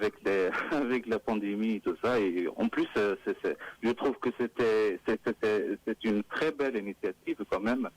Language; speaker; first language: French; non-native, local second language; Arabic